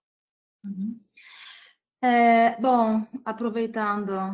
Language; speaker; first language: Portuguese; non-native, fluent; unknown